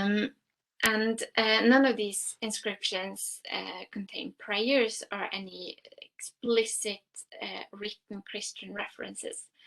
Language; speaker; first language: English; non-native, fluent; Norwegian